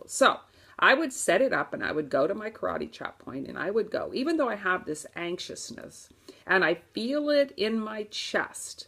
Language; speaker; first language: English; native; English